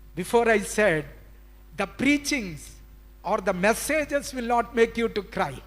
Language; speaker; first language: English; non-native, local second language; Telugu